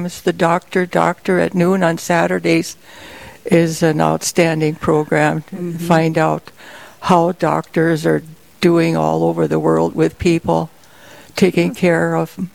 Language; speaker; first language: English; native; English